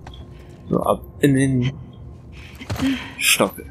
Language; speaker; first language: German; native; German